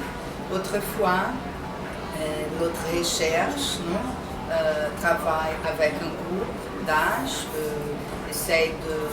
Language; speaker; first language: French; non-native, fluent; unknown